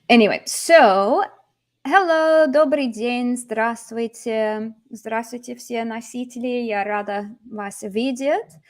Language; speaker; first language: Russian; non-native, fluent; English